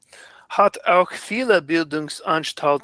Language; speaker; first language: German; non-native, learner; English